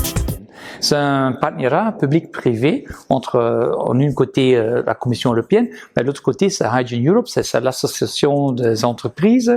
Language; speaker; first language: French; non-native, local second language; Dutch